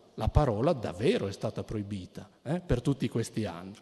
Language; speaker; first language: Italian; native; Italian